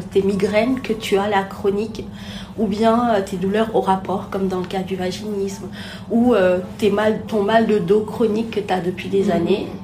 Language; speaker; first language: French; non-native, local second language; Wolof